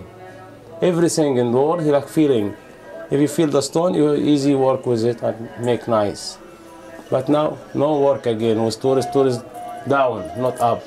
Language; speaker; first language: English; non-native, learner; Arabic